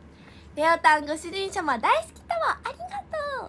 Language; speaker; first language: Japanese; native; Japanese